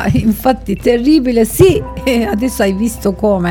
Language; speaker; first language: Italian; non-native, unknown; Turkish